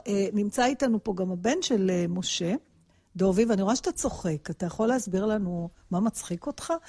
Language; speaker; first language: Hebrew; native; Hebrew